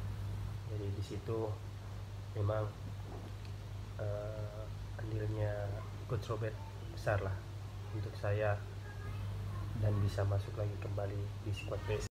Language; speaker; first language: Indonesian; non-native, local second language; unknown